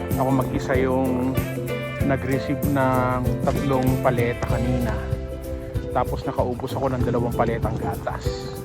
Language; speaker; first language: Filipino; native; Filipino